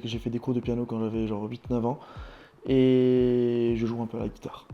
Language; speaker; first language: French; non-native, local second language; Arabic